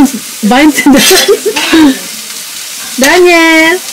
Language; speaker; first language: German; non-native, learner; Cebuano